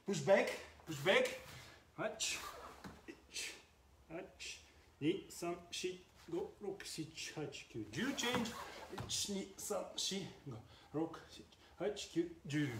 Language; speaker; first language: English; non-native, learner; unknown